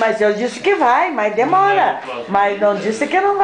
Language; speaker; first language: Portuguese; native; Portuguese